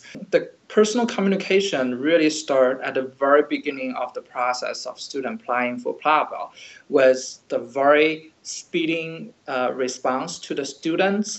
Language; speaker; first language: English; non-native, fluent; Chinese